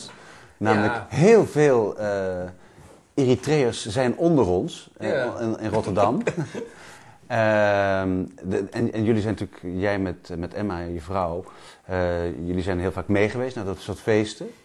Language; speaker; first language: Dutch; native; Dutch